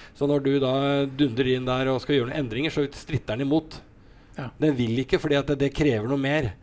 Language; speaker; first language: Norwegian; native; Norwegian